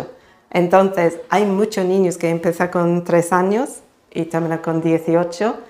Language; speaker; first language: Spanish; non-native, fluent; English